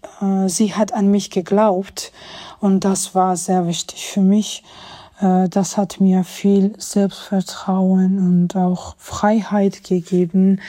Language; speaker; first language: German; non-native, fluent; Georgian